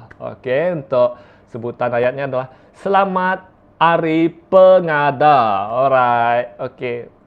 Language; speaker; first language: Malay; non-native, local second language; Iban